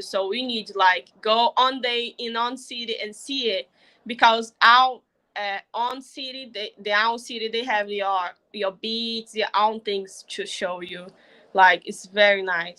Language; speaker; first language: English; non-native, learner; Portuguese